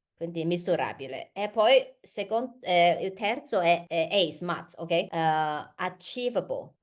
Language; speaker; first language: Italian; non-native, learner; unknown